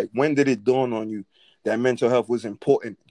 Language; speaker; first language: English; native; English